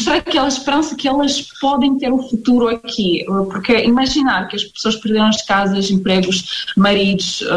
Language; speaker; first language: Portuguese; non-native, fluent; Ukrainian